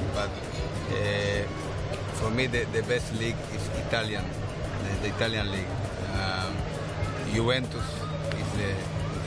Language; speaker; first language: English; non-native, learner; Spanish